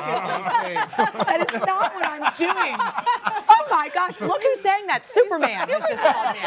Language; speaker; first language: English; native; English